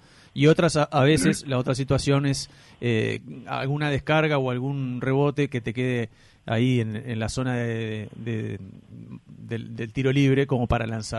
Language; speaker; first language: Spanish; native; Spanish